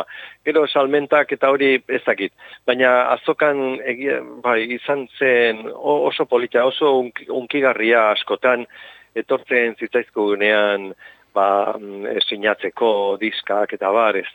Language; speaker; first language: Basque; non-native, local second language; Spanish